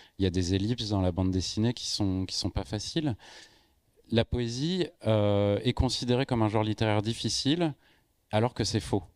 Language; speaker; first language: French; native; French